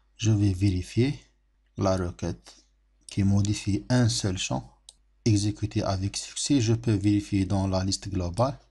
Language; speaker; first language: French; non-native, local second language; Arabic